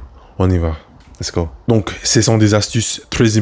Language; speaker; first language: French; non-native, learner; English